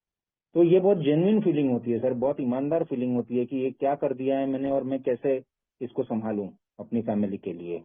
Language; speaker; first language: Hindi; native; Hindi